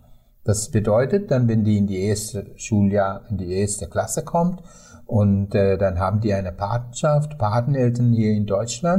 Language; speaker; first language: German; non-native, fluent; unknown